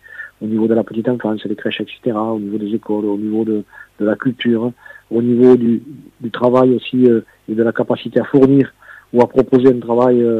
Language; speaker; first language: French; native; French